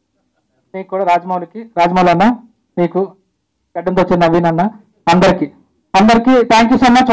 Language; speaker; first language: Telugu; native; Telugu